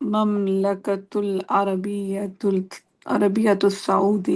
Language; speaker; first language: Arabic; non-native, learner; English